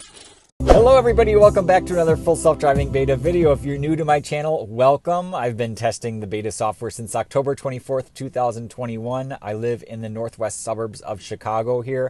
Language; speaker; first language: English; native; English